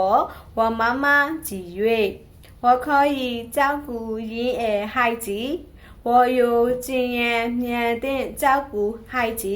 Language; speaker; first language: Chinese; non-native, learner; Burmese